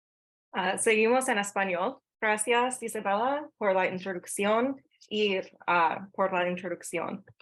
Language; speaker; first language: Spanish; non-native, fluent; English